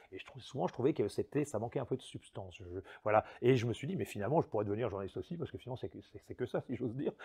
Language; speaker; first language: French; native; French